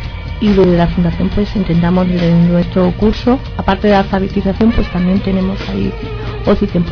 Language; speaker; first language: Spanish; native; Spanish